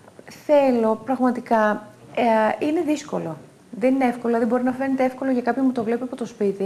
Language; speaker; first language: Greek; native; Greek